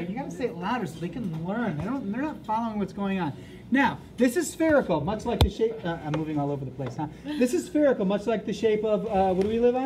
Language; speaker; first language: English; native; English